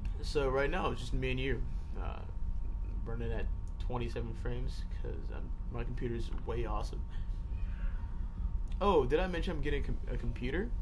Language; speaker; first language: English; native; English